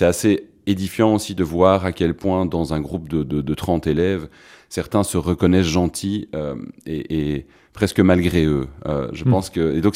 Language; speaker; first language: French; native; French